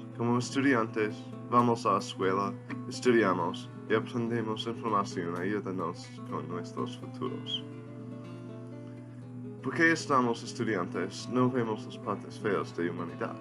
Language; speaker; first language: Spanish; non-native, learner; English